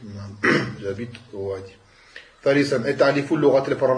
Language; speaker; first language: Arabic; non-native, fluent; French